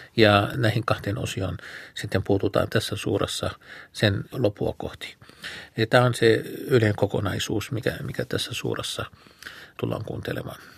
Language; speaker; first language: Finnish; non-native, fluent; Arabic